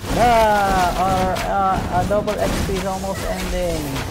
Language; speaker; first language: English; non-native, local second language; Filipino